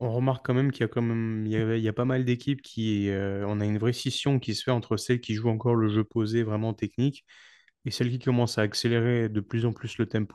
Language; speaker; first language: French; native; French